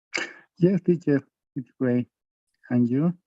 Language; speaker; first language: English; non-native, learner; Spanish